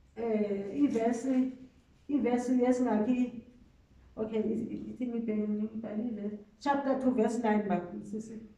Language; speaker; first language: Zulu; non-native, local second language; Xhosa